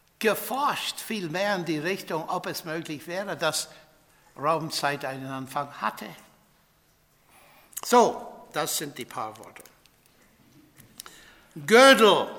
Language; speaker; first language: German; non-native, fluent; English